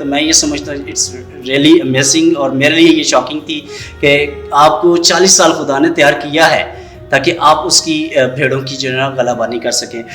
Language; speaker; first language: Urdu; non-native, local second language; Punjabi